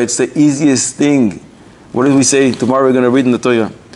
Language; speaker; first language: English; native; English